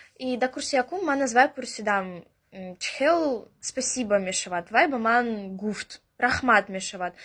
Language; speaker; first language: Tajik; non-native, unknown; Russian